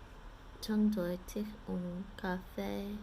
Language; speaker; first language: Vietnamese; non-native, learner; English